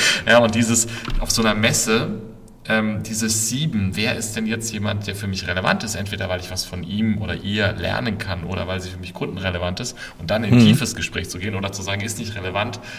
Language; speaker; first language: German; native; German